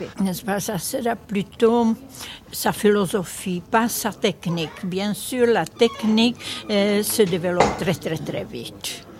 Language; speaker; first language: French; non-native, fluent; Czech